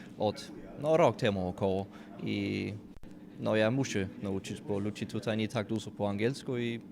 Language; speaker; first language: Polish; non-native, learner; Danish